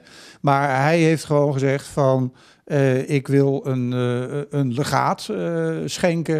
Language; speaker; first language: Dutch; native; Dutch